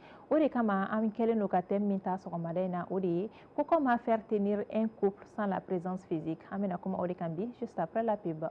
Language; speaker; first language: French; non-native, local second language; Bambara